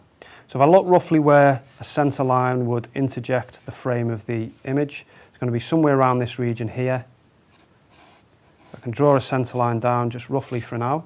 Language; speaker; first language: English; native; English